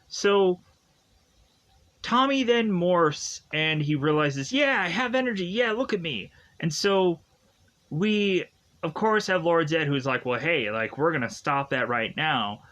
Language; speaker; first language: English; native; English